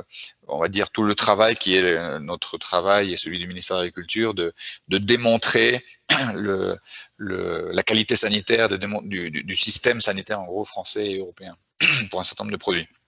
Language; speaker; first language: French; native; French